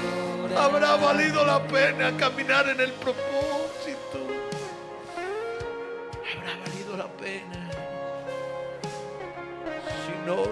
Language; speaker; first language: Spanish; native; Spanish